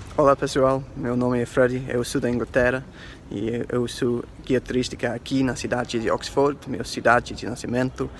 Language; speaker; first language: Portuguese; non-native, learner; English